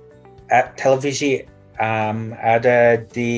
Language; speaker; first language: Indonesian; non-native, learner; English